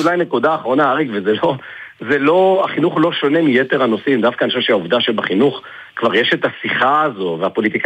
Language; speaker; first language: Hebrew; native; Hebrew